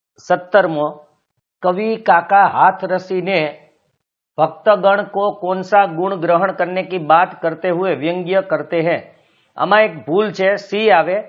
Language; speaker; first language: Hindi; non-native, local second language; Gujarati